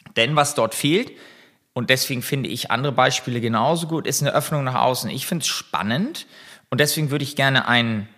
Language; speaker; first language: German; native; German